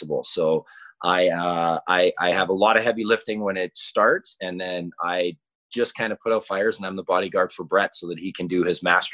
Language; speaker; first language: English; native; English